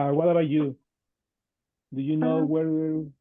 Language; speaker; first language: English; non-native, fluent; Spanish